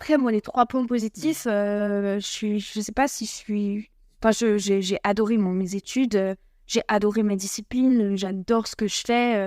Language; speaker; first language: French; native; French